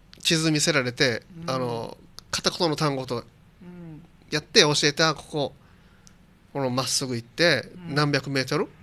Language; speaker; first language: Japanese; native; Japanese